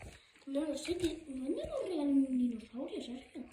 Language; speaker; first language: Spanish; native; Spanish